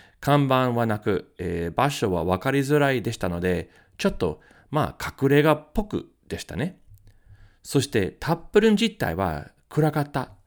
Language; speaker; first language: Japanese; non-native, fluent; English